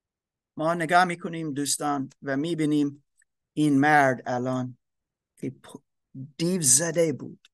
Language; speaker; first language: Persian; non-native, learner; English